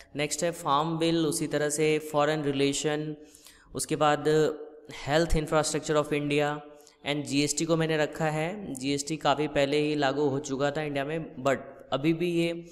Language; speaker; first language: Hindi; native; Hindi